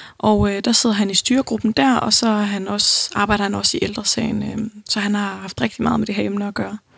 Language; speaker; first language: Danish; native; Danish